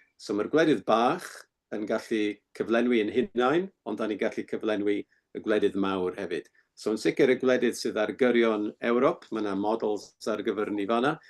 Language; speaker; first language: Welsh; native; Welsh